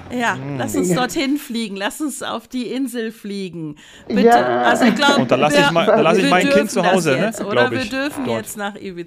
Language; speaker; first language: German; native; German